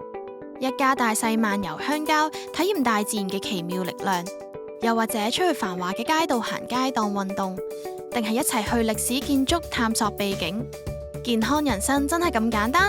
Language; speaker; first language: Cantonese; native; Cantonese